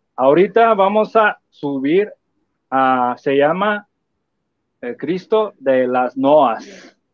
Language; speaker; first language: Spanish; non-native, fluent; Chinese